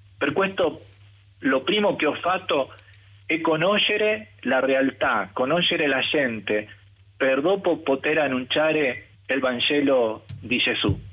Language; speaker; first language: Italian; non-native, fluent; Spanish